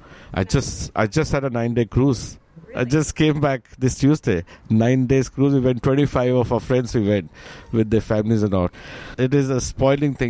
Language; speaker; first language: English; non-native, local second language; Hindi